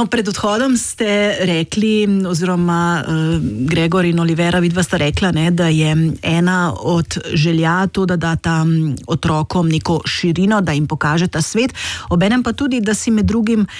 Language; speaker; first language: Slovenian; native; Slovenian